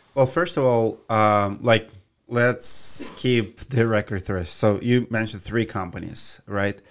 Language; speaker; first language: English; non-native, fluent; Russian